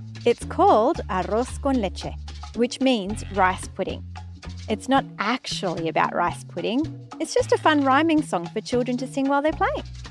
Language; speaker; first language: English; early bilingual, other home language; Spanish